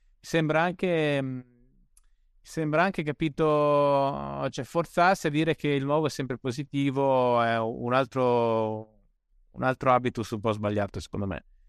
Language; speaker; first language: Italian; native; Italian